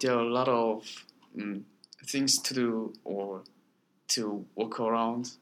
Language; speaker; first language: English; non-native, learner; Korean